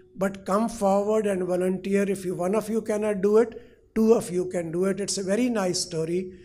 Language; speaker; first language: English; non-native, local second language; Punjabi